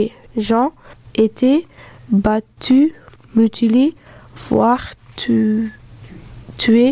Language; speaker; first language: French; early bilingual, other home language; Dutch